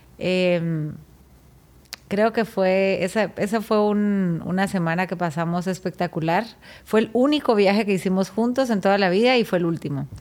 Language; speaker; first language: Spanish; native; Spanish